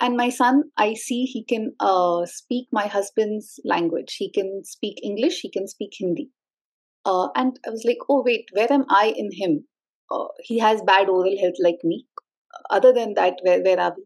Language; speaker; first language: English; non-native, local second language; Hindi